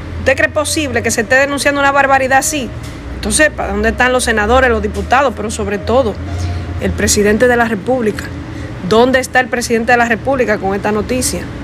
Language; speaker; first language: Spanish; native; Spanish